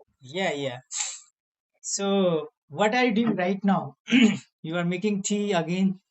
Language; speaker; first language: English; non-native, learner; Nepali